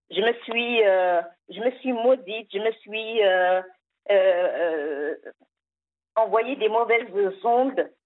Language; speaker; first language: French; non-native, local second language; Kabyle